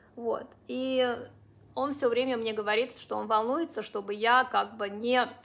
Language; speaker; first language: Russian; non-native, local second language; Uzbek